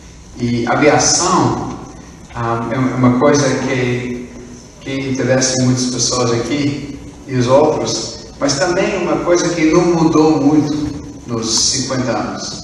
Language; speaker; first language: Portuguese; non-native, fluent; English